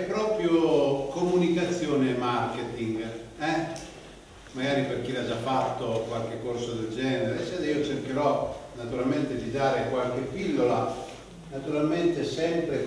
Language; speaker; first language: Italian; native; Italian